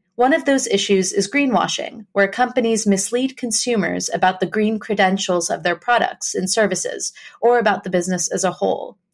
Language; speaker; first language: English; native; English